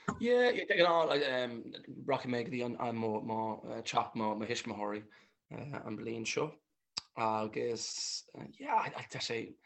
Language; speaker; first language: Irish; non-native, local second language; English